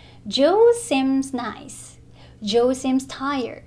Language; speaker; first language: English; non-native, fluent; Korean